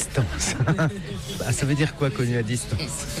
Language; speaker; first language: French; native; French